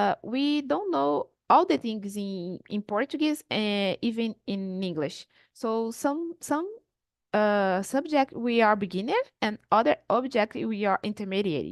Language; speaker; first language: English; non-native, learner; Portuguese